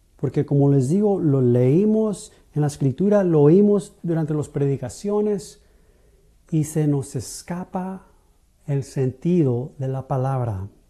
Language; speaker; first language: Spanish; non-native, fluent; English